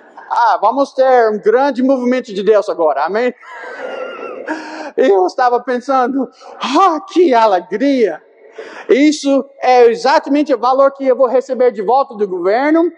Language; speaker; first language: Portuguese; non-native, fluent; English